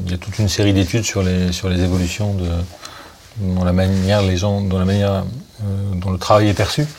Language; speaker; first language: French; native; French